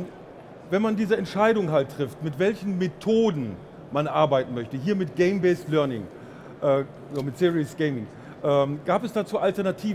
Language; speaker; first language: German; native; German